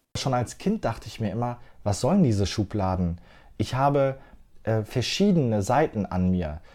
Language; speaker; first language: German; early bilingual, other home language; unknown